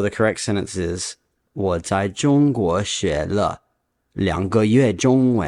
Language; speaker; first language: Chinese; non-native, learner; English